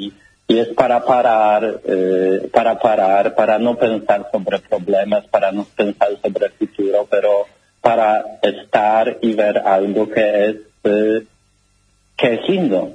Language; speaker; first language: Spanish; non-native, learner; Polish